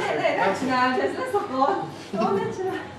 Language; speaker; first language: Hungarian; non-native, learner; Korean